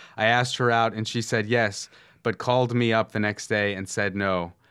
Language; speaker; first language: English; native; English